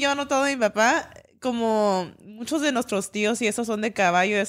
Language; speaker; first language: Spanish; early bilingual, heritage; Spanish